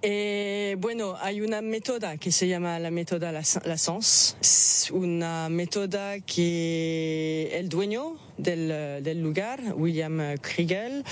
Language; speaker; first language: Spanish; non-native, fluent; French